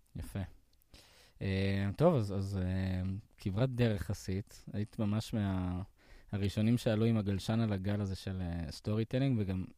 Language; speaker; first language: Hebrew; native; Hebrew